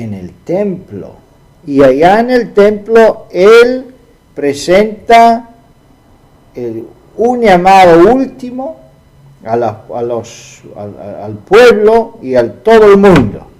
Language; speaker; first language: Spanish; non-native, fluent; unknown